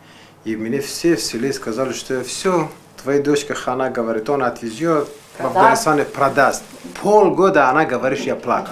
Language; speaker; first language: Russian; non-native, fluent; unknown